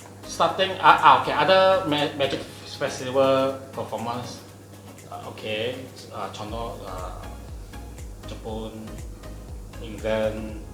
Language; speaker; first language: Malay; non-native, local second language; Chinese